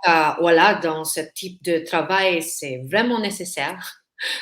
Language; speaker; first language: French; non-native, learner; Filipino